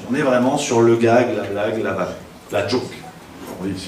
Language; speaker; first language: French; native; French